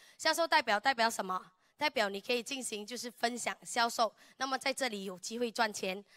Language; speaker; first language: Chinese; native; Chinese